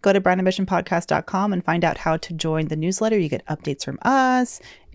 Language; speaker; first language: English; native; English